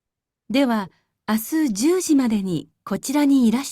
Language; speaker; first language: Japanese; non-native, learner; Bangla